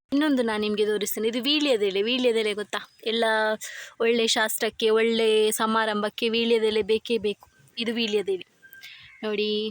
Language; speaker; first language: Kannada; non-native, local second language; Tulu